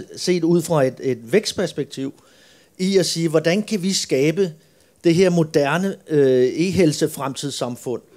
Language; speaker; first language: Swedish; non-native, learner; Danish